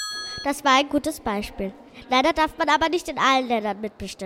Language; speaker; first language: German; native; German